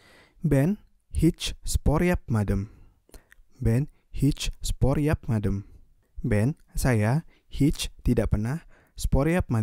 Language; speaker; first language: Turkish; non-native, fluent; Indonesian